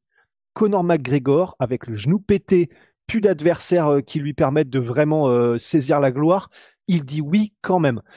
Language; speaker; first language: French; native; French